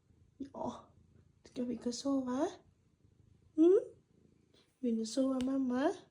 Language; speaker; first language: Swedish; non-native, learner; Thai